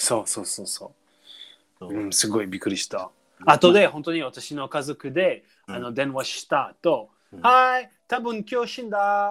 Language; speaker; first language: Japanese; non-native, learner; English